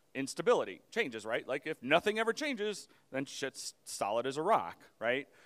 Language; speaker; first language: English; native; English